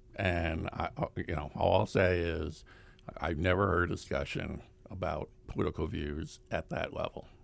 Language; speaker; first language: English; native; English